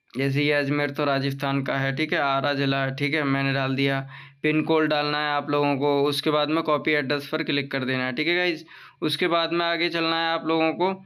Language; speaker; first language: Hindi; native; Hindi